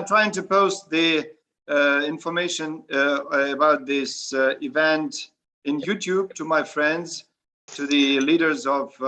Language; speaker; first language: English; non-native, fluent; Russian